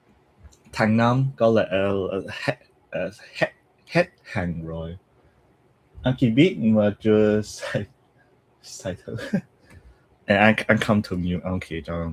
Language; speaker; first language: Vietnamese; non-native, learner; English